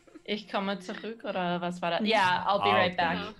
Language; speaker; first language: German; non-native, learner; English